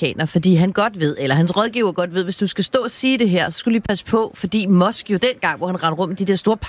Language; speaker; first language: Danish; native; Danish